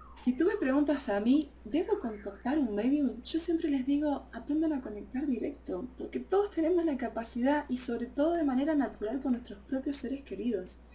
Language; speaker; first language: Spanish; native; Spanish